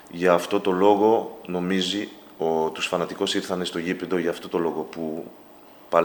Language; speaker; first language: Greek; non-native, learner; Spanish